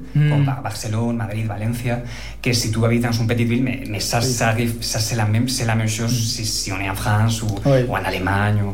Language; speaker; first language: French; non-native, fluent; Spanish